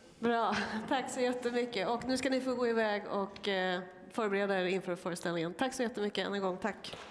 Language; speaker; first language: Swedish; native; Swedish